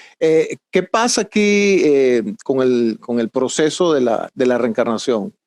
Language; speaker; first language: Spanish; native; Spanish